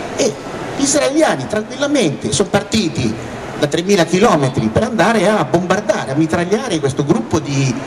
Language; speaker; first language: Italian; early bilingual, heritage; Italian